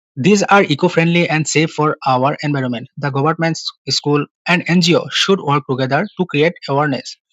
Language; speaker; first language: English; non-native, local second language; Assamese